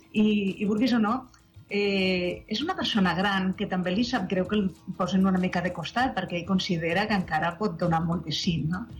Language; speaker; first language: Catalan; native; Catalan